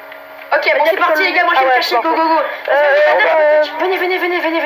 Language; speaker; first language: French; native; French